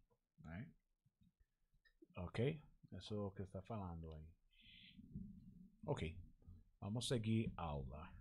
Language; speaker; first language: Portuguese; non-native, learner; Spanish